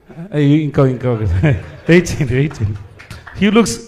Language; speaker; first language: Telugu; non-native, learner; Tamil